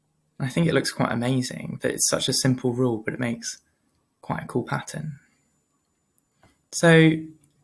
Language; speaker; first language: English; native; English